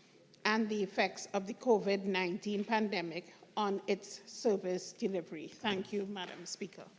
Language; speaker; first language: English; native; English